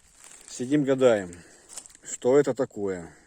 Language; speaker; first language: Russian; native; Russian